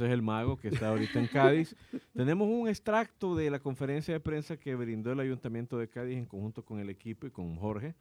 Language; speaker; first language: Spanish; native; Spanish